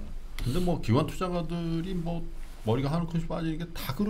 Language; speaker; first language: Korean; native; Korean